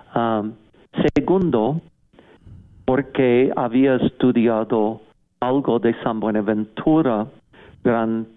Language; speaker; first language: Spanish; non-native, fluent; English